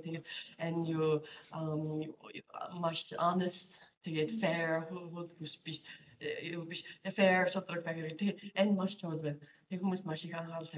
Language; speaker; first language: Mongolian; non-native, fluent; English